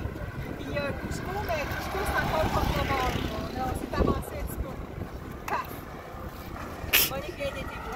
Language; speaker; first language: French; native; French